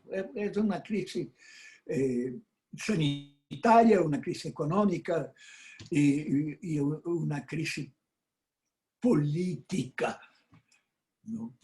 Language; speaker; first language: Spanish; non-native, fluent; Portuguese